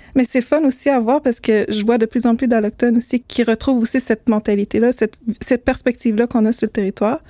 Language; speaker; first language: French; native; French